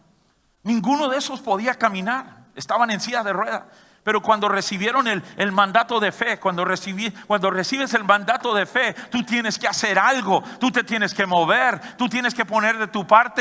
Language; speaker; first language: Spanish; native; Spanish